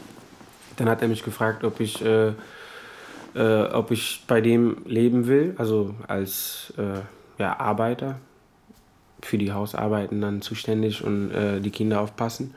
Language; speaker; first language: German; non-native, fluent; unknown